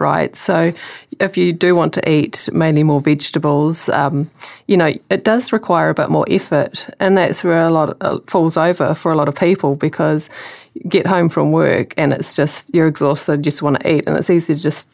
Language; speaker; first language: English; native; English